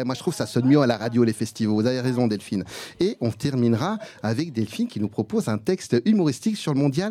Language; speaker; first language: French; native; French